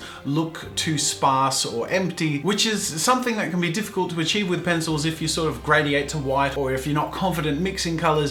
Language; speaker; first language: English; native; English